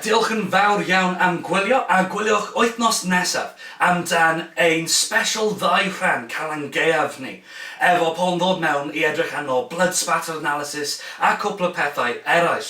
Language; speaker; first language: Welsh; non-native, local second language; English